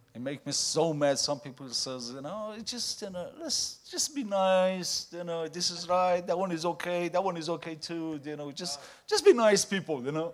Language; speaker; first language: English; non-native, fluent; Persian